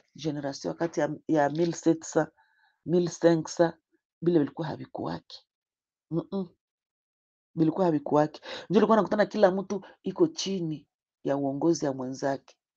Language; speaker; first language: Swahili; native; Swahili